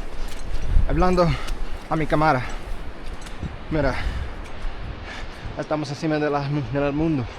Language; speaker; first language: Spanish; non-native, learner; English